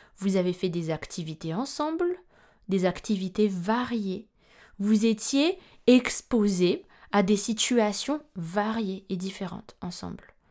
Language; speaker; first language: French; non-native, local second language; Malagasy